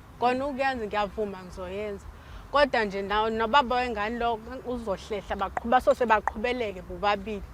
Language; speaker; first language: Zulu; native; Zulu